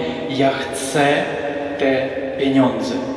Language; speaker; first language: Polish; non-native, local second language; Ukrainian